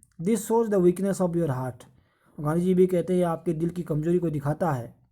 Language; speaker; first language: Hindi; native; Hindi